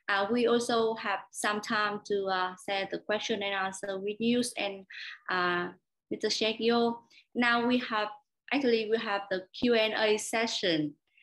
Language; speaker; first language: English; non-native, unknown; Vietnamese